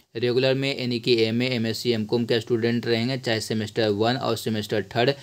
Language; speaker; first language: Hindi; native; Hindi